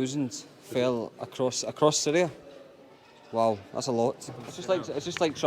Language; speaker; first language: English; native; English